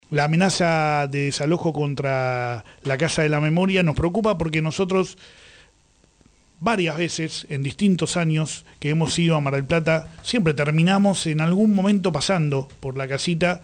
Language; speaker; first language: Spanish; native; Spanish